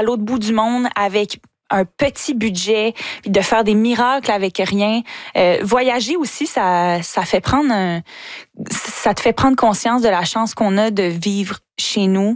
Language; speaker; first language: French; native; French